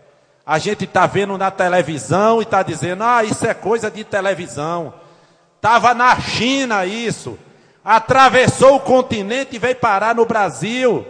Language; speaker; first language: Portuguese; native; Portuguese